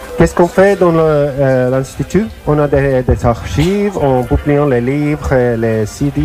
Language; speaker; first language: French; non-native, learner; Finnish